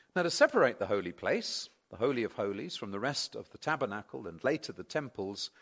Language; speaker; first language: English; native; English